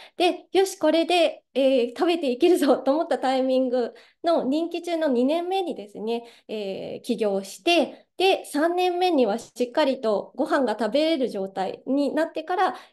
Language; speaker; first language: Japanese; native; Japanese